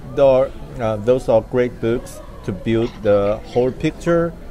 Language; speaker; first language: English; non-native, fluent; Chinese